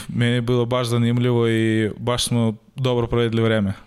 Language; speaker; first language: Serbian; non-native, learner; Russian